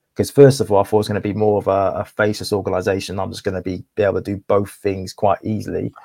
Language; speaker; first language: English; native; English